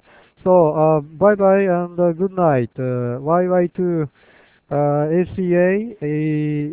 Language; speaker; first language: English; non-native, learner; Japanese